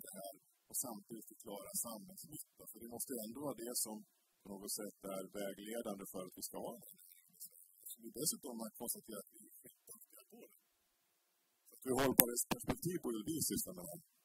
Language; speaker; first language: Swedish; native; Swedish